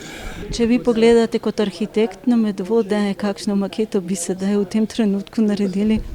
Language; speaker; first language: Slovenian; native; Slovenian